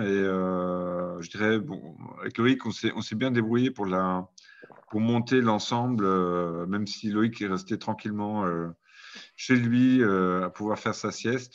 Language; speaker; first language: French; non-native, fluent; German